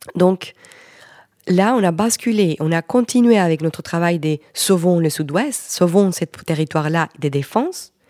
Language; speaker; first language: French; non-native, fluent; Spanish